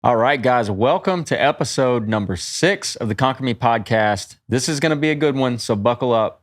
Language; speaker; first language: English; native; English